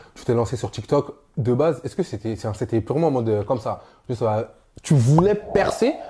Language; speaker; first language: French; native; French